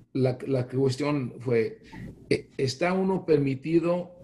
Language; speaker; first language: Spanish; non-native, fluent; Hebrew